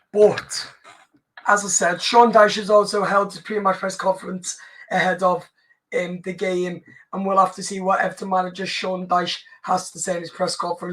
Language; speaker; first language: English; native; English